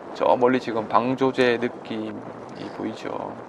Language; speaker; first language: Korean; native; Korean